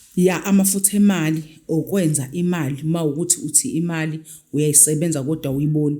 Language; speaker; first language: Zulu; native; Zulu